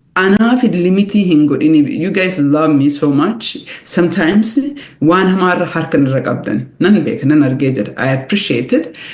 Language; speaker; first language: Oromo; early bilingual, heritage; Oromo